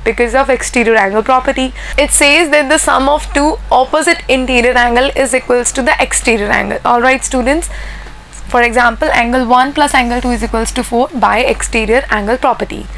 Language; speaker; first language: English; non-native, local second language; Hindi